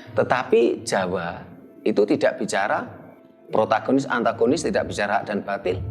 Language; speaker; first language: Indonesian; native; Indonesian